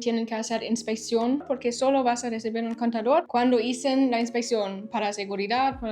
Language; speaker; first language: Spanish; non-native, fluent; German